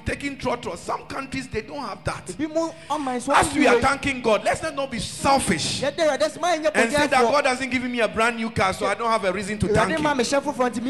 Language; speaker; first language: English; non-native, local second language; Akan